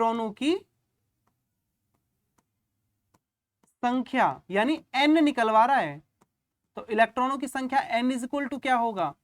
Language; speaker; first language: Hindi; native; Hindi